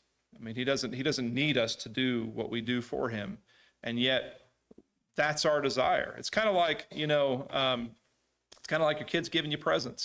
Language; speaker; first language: English; native; English